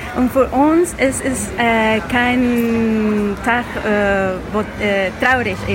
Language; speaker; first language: German; non-native, learner; Spanish